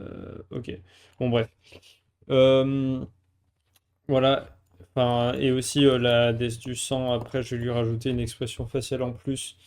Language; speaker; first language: French; native; French